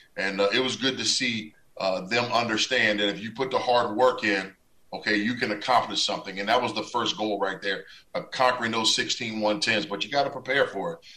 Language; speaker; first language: English; native; English